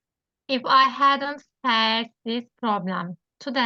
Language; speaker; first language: English; non-native, learner; Turkish